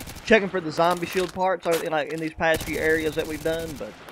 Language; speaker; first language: English; native; English